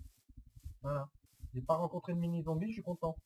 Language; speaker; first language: French; native; French